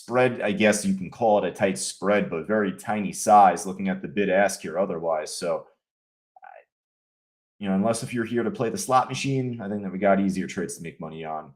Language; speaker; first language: English; native; English